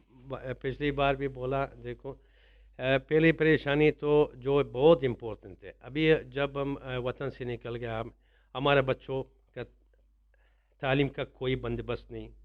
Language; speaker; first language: Hindi; non-native, learner; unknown